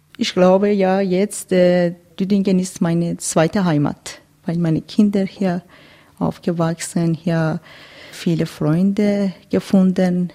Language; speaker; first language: German; non-native, learner; Persian